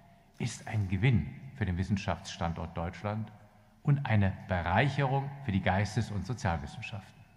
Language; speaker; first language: German; native; German